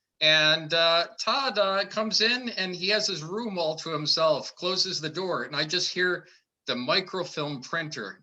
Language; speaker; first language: English; native; English